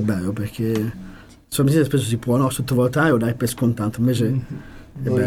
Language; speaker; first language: Italian; native; Italian